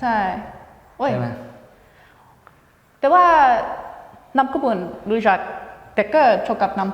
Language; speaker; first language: Thai; non-native, fluent; English